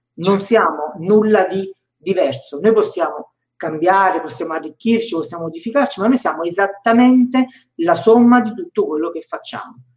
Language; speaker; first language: Italian; native; Italian